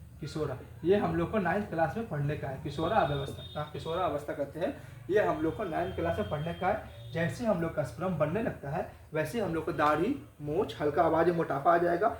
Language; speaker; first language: Hindi; native; Hindi